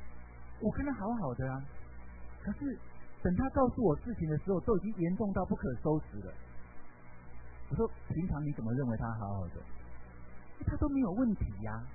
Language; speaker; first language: Chinese; native; Chinese